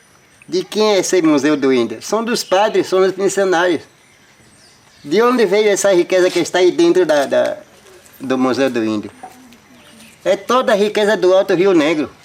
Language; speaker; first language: Portuguese; non-native, local second language; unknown